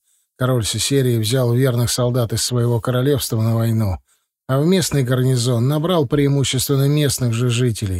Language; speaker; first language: Russian; native; Russian